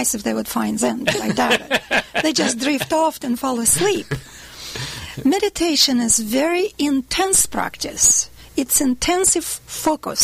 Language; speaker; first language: English; non-native, fluent; Russian